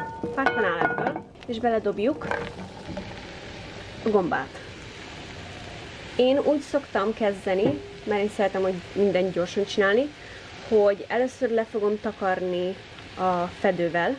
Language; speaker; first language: Hungarian; early bilingual, heritage; Hungarian